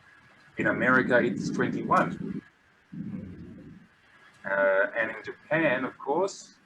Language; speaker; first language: English; non-native, fluent; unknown